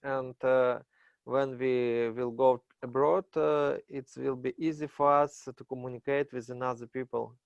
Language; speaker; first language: English; non-native, learner; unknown